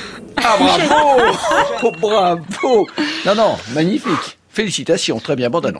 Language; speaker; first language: French; native; French